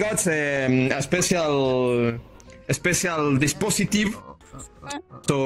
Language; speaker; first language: English; non-native, learner; Spanish